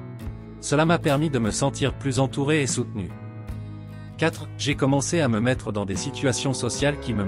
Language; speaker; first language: French; native; French